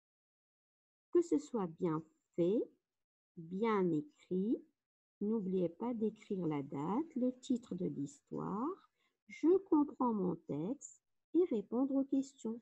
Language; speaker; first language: French; non-native, local second language; Arabic